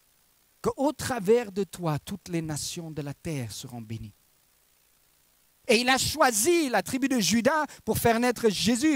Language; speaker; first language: French; native; French